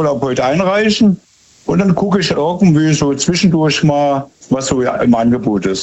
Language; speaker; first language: German; native; German